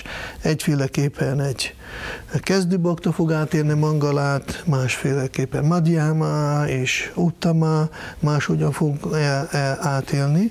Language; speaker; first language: Hungarian; non-native, fluent; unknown